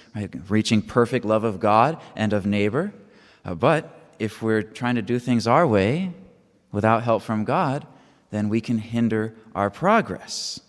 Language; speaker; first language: English; native; English